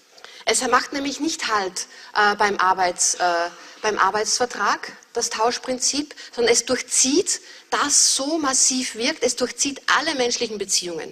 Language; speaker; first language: German; native; German